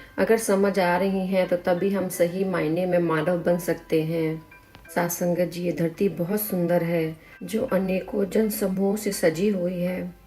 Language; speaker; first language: Hindi; native; Hindi